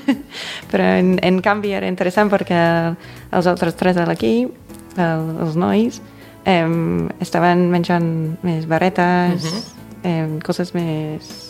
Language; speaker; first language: Catalan; non-native, fluent; English